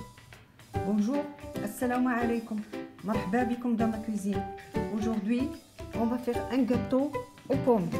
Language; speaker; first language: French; non-native, local second language; Arabic